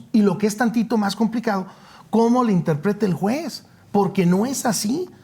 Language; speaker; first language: Spanish; native; Spanish